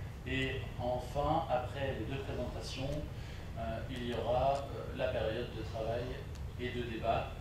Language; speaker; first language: French; native; French